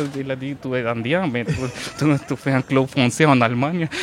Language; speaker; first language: French; non-native, learner; Hindi